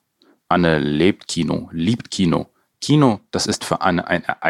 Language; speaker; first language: German; native; German